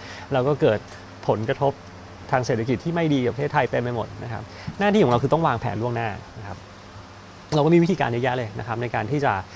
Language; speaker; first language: Thai; native; Thai